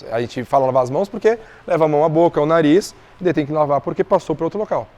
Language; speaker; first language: Portuguese; native; Portuguese